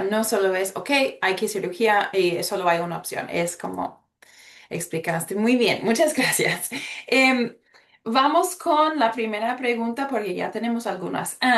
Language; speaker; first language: Spanish; early bilingual, heritage; Spanish